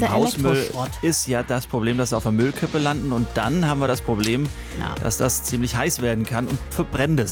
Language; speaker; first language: German; native; German